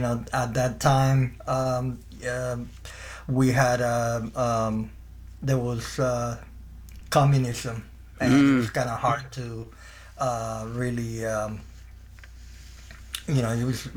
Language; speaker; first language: English; non-native, fluent; Spanish